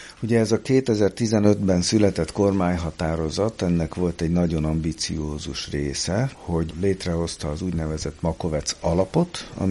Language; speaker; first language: Hungarian; native; Hungarian